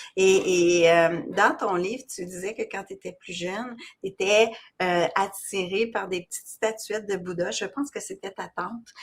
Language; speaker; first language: French; native; French